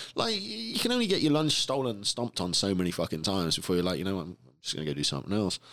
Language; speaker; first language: English; native; English